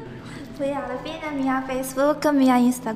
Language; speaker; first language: Italian; non-native, learner; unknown